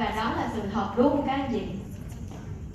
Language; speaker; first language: Vietnamese; native; Vietnamese